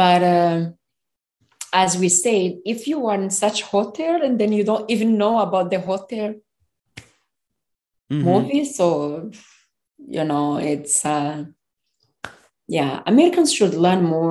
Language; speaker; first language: English; non-native, local second language; Kinyarwanda